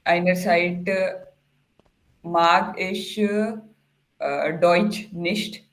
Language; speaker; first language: German; non-native, learner; Hindi